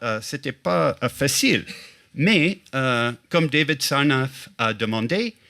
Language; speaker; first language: French; non-native, fluent; English